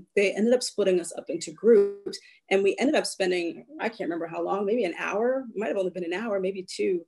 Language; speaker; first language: English; native; English